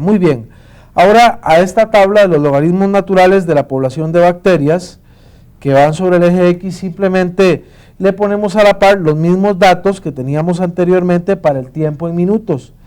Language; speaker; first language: Spanish; native; Spanish